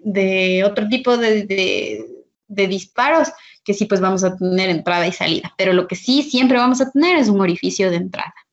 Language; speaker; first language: Spanish; native; Spanish